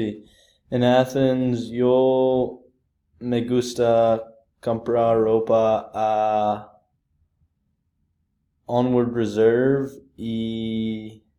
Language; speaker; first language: Spanish; non-native, learner; English